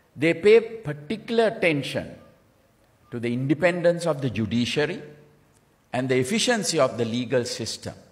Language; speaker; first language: English; non-native, local second language; Sinhala